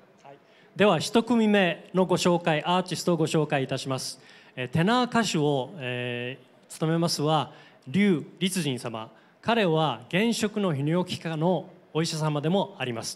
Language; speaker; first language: Japanese; native; Japanese